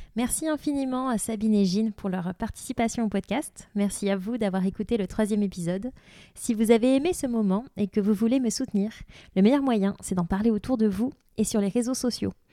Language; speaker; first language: French; native; French